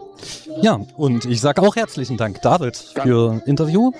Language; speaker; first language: German; native; German